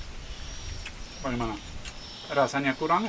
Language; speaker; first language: Indonesian; non-native, fluent; English